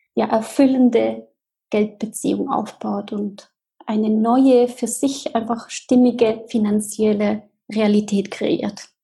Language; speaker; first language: German; non-native, fluent; Spanish